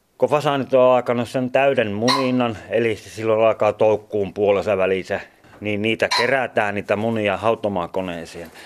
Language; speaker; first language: Finnish; native; Finnish